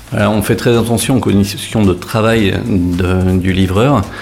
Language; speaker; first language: French; native; French